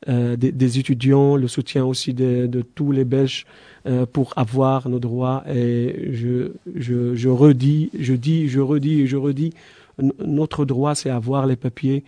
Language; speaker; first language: French; non-native, fluent; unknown